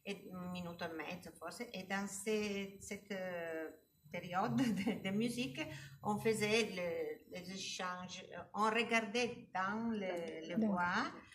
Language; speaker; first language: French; non-native, learner; Italian